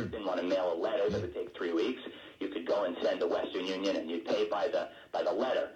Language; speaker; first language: English; native; English